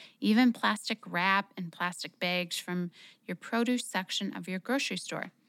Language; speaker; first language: English; native; English